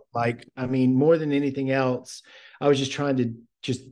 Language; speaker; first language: English; native; English